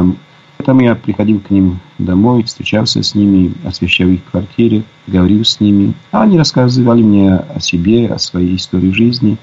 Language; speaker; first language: Russian; non-native, fluent; Polish